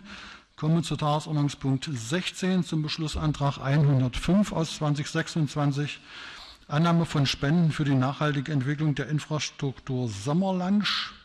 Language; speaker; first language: German; native; German